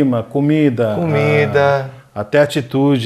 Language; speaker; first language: Portuguese; non-native, fluent; Korean